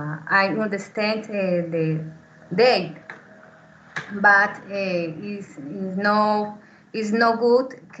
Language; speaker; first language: English; non-native, learner; Spanish